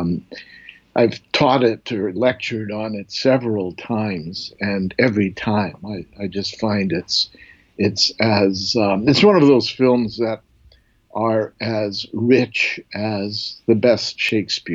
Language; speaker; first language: English; native; English